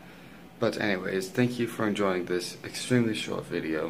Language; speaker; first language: English; native; English